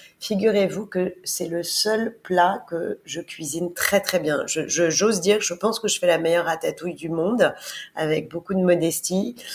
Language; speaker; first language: French; native; French